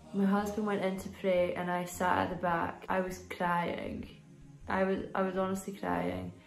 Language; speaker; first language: English; native; English